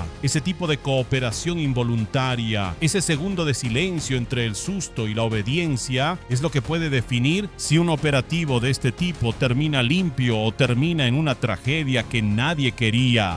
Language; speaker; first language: Spanish; native; Spanish